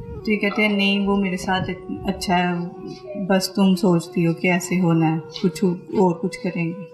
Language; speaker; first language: Urdu; non-native, local second language; Punjabi